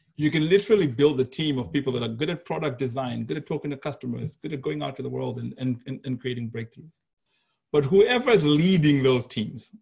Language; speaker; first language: English; non-native, local second language; Shona